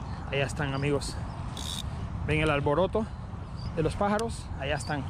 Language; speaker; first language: Spanish; native; Spanish